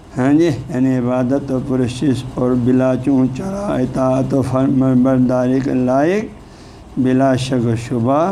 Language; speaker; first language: Urdu; non-native, local second language; Balti